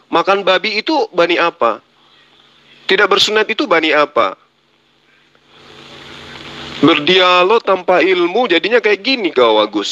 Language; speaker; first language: Indonesian; native; Indonesian